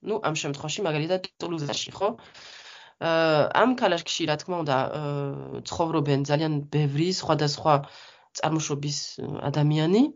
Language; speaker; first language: Georgian; non-native, fluent; French